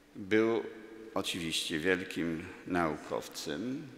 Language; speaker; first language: Polish; non-native, fluent; English